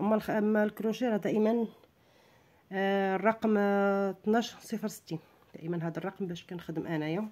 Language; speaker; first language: Arabic; native; Arabic